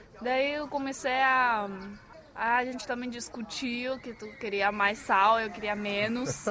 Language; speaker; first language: Portuguese; non-native, fluent; Chinese